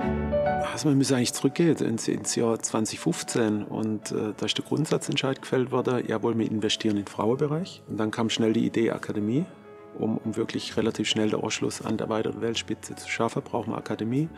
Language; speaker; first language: German; native; German